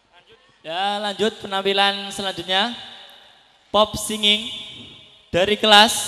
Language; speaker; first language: Indonesian; non-native, local second language; Javanese